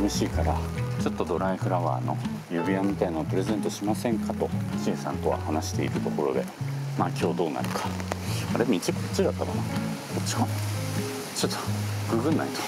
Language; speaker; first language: Japanese; native; Japanese